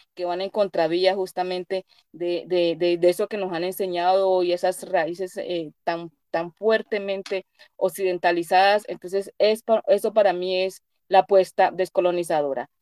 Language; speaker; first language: Spanish; native; Spanish